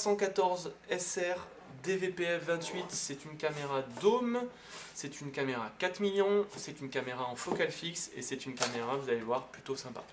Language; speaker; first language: French; native; French